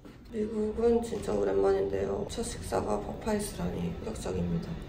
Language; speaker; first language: Korean; native; Korean